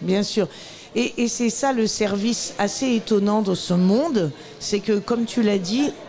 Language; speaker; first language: French; native; French